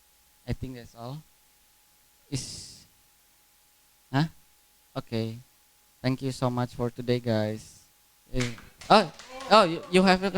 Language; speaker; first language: English; non-native, fluent; Indonesian